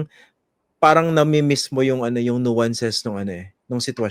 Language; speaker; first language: Filipino; native; Filipino